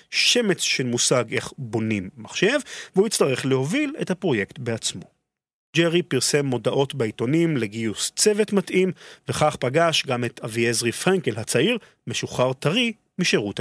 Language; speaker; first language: Hebrew; native; Hebrew